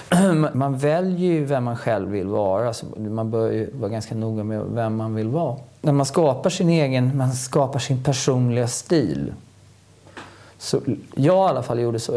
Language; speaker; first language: Swedish; native; Swedish